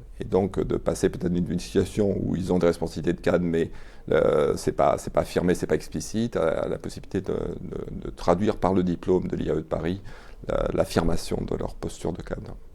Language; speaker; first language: French; native; French